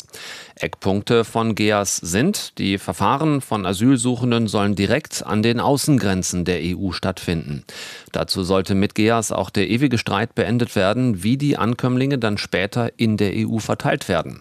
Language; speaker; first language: German; native; German